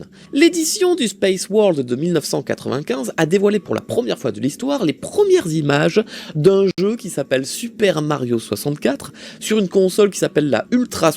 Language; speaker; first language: French; native; French